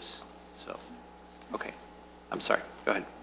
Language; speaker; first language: English; native; English